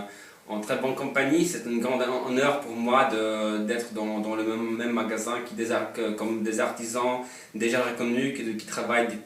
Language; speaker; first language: French; non-native, fluent; Polish